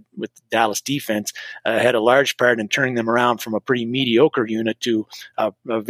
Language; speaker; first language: English; native; English